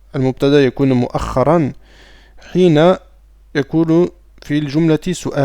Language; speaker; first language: Arabic; non-native, fluent; French